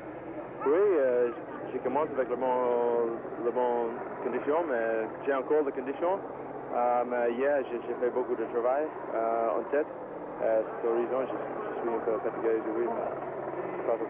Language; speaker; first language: French; non-native, learner; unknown